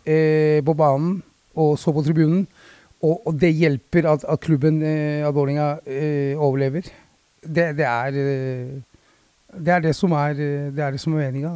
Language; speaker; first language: Norwegian; early bilingual, other home language; Spanish